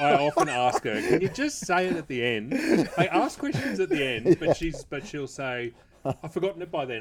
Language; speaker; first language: English; native; English